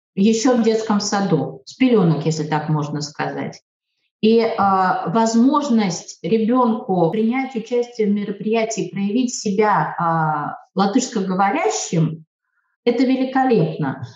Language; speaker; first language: Russian; native; Russian